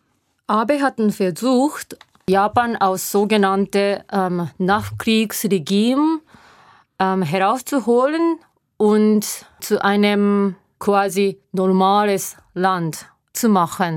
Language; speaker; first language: German; non-native, learner; Japanese